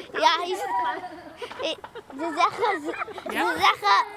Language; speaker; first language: Dutch; early bilingual, other home language; Arabic